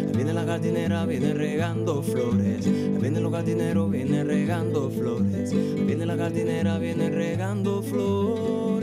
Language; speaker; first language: Spanish; native; Spanish